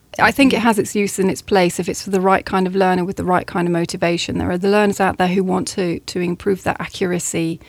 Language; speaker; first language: English; native; English